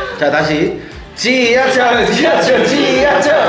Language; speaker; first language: Korean; native; Korean